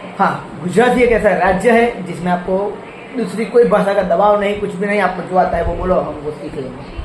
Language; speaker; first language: Hindi; non-native, local second language; Gujarati